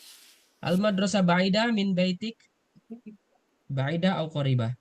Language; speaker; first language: Arabic; non-native, fluent; Indonesian